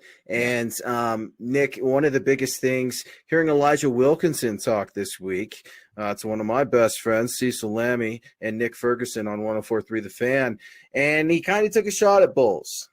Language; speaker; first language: English; native; English